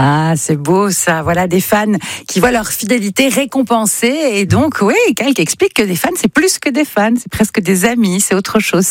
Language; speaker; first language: French; native; French